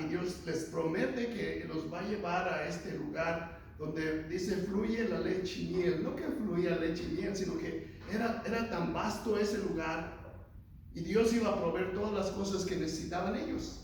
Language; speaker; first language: Spanish; native; Spanish